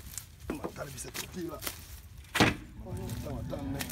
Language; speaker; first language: Finnish; non-native, learner; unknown